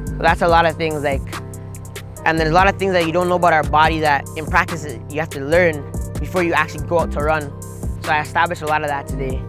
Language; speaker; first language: English; native; English